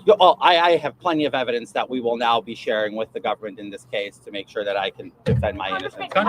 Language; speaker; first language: English; native; English